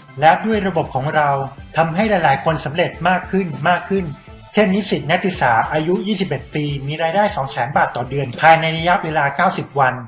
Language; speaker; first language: Thai; native; Thai